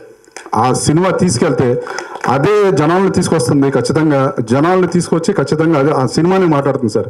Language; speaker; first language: Telugu; native; Telugu